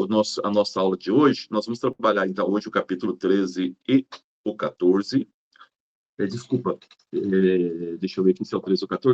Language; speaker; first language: Portuguese; native; Portuguese